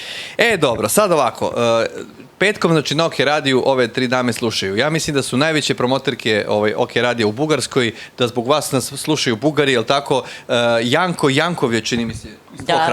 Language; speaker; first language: Bosnian; native; Bosnian